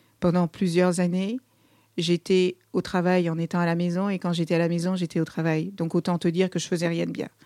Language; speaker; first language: French; early bilingual, other home language; Kabuverdianu